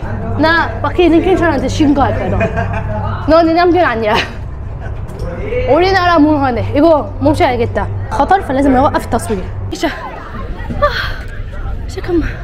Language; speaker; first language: Korean; non-native, fluent; Arabic